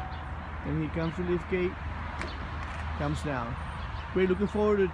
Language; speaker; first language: English; native; English